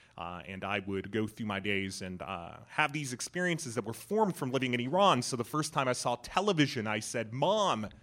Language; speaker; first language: English; early bilingual, other home language; Persian